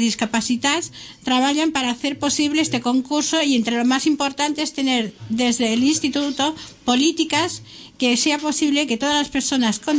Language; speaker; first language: Spanish; native; Spanish